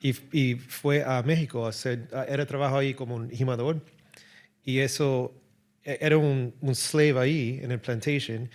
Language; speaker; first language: Spanish; early bilingual, heritage; English